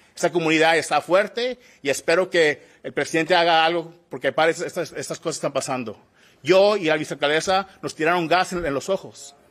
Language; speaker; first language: Spanish; early bilingual, heritage; Spanish